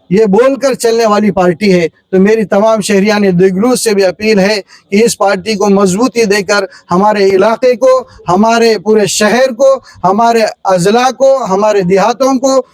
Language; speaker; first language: Urdu; native; Urdu